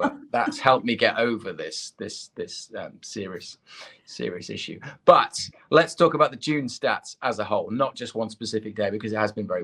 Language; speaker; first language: English; native; English